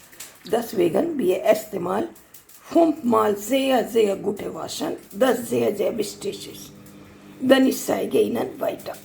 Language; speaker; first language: German; non-native, learner; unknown